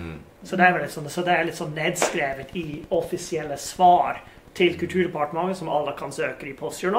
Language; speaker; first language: Norwegian; non-native, fluent; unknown